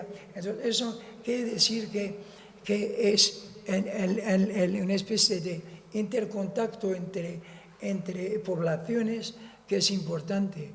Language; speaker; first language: Spanish; non-native, fluent; Arabic